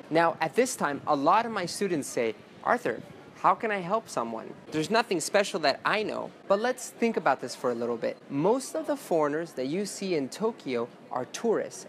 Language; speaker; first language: English; native; English